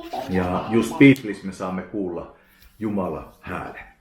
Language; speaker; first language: Estonian; non-native, learner; Finnish